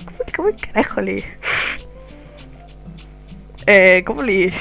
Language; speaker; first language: Spanish; native; Spanish